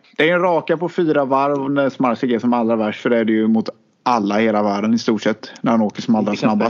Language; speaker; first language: Swedish; native; Swedish